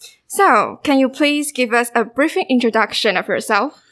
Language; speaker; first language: English; non-native, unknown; Chinese